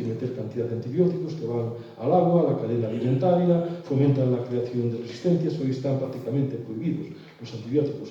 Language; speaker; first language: Spanish; native; Spanish